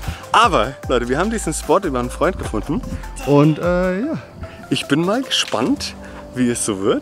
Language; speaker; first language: German; native; German